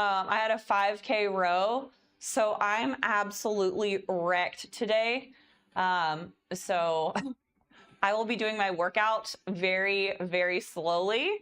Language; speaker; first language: English; native; English